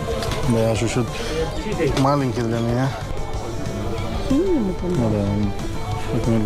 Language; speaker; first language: Russian; non-native, learner; Spanish